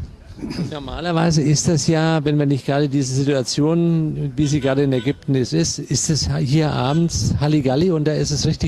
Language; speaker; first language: German; native; German